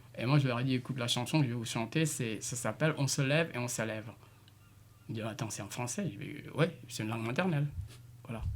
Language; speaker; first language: French; non-native, local second language; Jola-Fonyi